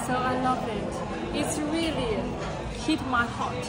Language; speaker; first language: English; non-native, learner; Chinese